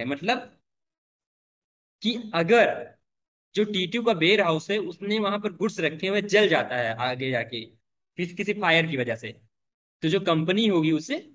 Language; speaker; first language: Hindi; native; Hindi